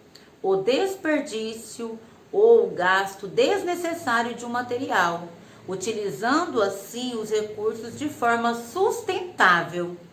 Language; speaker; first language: Portuguese; native; Portuguese